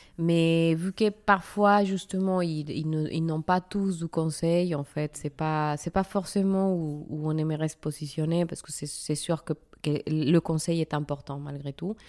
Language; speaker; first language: French; non-native, fluent; Spanish